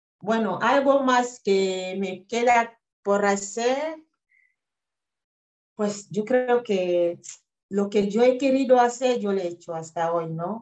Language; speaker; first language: Spanish; non-native, fluent; French